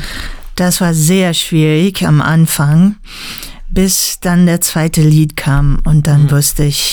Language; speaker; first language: German; non-native, learner; English